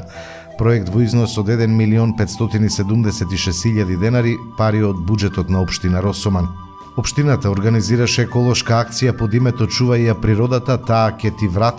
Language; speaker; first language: Macedonian; native; Macedonian